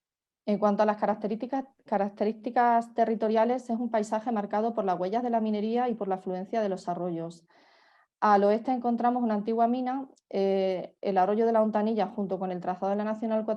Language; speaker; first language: Spanish; native; Spanish